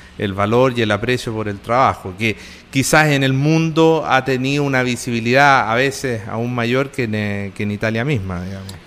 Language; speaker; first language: Spanish; native; Spanish